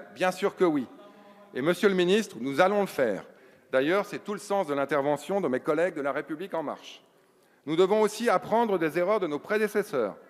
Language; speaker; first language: French; native; French